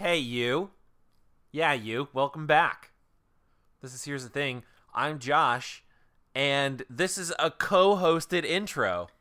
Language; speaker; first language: English; native; English